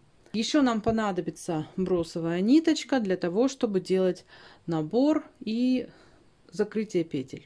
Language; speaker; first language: Russian; native; Russian